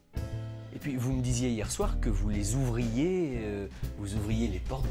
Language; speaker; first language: French; native; French